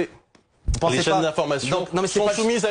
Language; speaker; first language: French; native; French